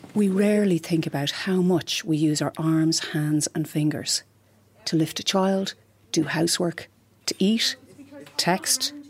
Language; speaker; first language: English; native; English